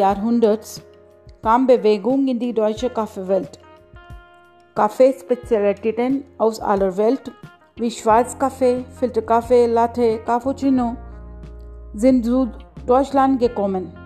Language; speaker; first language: German; non-native, learner; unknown